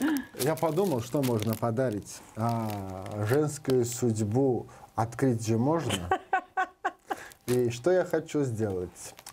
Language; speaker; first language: Russian; non-native, learner; Georgian